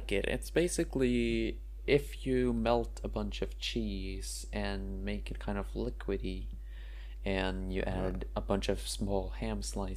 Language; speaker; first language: English; non-native, fluent; Norwegian